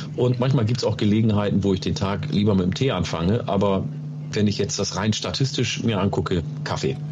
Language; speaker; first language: German; early bilingual, other home language; Oromo